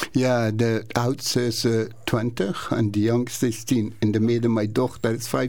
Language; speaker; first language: Dutch; non-native, learner; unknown